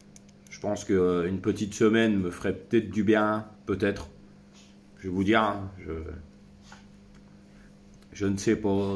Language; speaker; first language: French; native; French